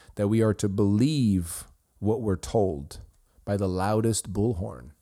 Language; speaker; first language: English; non-native, fluent; Swiss German